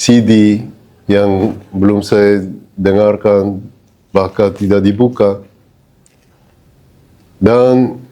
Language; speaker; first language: Indonesian; non-native, fluent; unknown